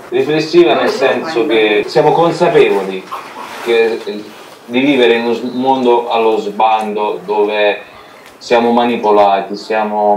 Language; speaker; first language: Italian; native; Italian